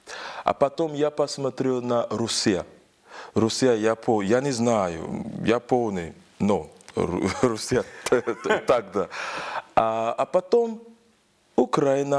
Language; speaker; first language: Russian; non-native, learner; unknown